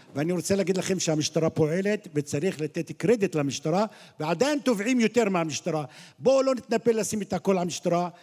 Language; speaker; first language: Hebrew; non-native, local second language; Arabic